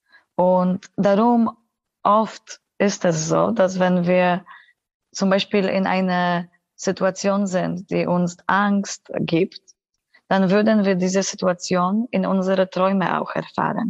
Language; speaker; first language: German; non-native, fluent; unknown